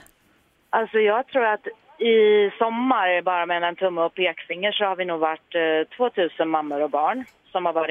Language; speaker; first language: Swedish; native; Swedish